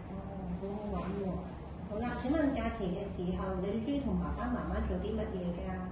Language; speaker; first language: Cantonese; native; Cantonese